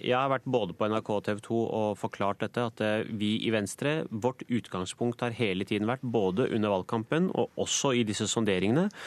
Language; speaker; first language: Norwegian; native; Norwegian